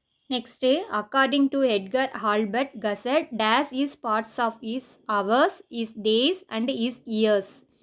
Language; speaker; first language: English; non-native, local second language; Tamil